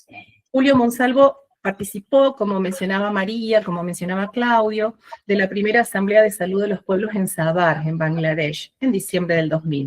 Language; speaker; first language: Spanish; native; Spanish